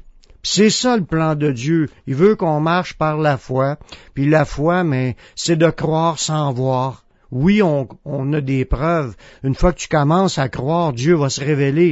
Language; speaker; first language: French; native; French